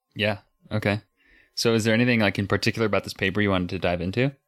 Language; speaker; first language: English; native; English